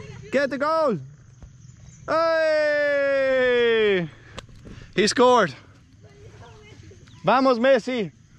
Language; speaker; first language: English; non-native, fluent; Danish